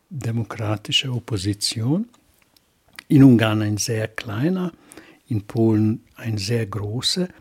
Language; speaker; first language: German; non-native, fluent; Hungarian